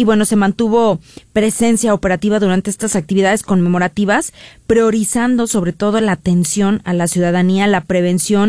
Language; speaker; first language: Spanish; native; Spanish